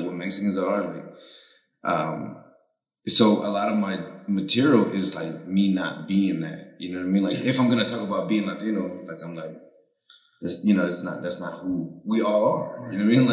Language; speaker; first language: English; early bilingual, other home language; Spanish